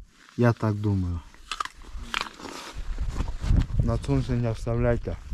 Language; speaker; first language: Russian; non-native, local second language; Kyrgyz